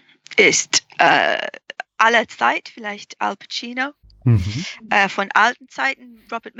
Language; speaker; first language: German; non-native, fluent; English